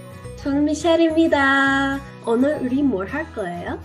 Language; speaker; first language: Korean; non-native, learner; English